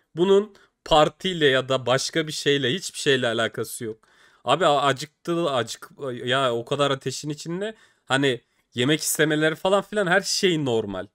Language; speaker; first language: Turkish; native; Turkish